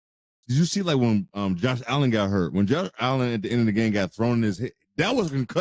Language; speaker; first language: English; native; English